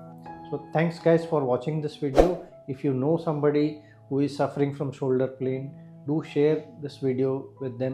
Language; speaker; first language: English; non-native, local second language; Hindi